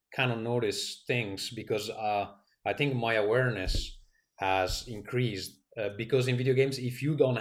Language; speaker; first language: English; non-native, fluent; Italian